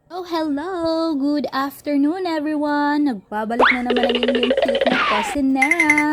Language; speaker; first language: Filipino; non-native, local second language; Cebuano